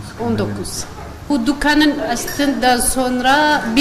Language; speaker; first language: Turkish; non-native, learner; Amharic